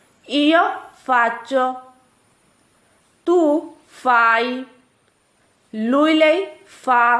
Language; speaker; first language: Italian; non-native, fluent; Urdu